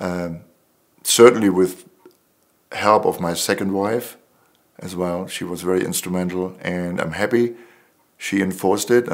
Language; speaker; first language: English; non-native, fluent; German